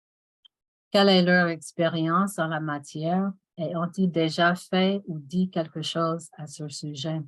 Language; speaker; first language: French; non-native, fluent; English